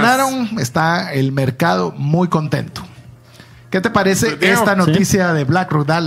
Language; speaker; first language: Spanish; native; Spanish